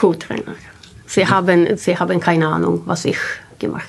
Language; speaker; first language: German; non-native, learner; Swedish